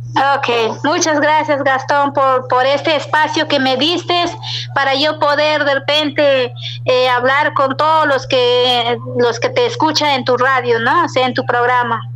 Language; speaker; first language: Spanish; non-native, local second language; Shipibo-Conibo